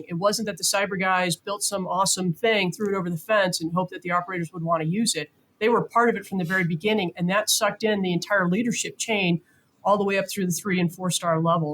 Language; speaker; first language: English; native; English